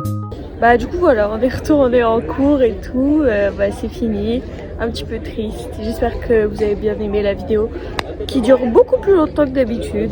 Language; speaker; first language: French; native; French